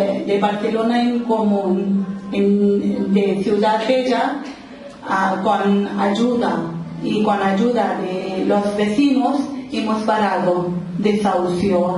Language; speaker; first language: Spanish; non-native, local second language; Urdu